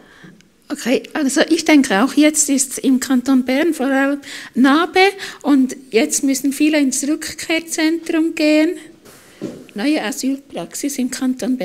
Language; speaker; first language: German; non-native, fluent; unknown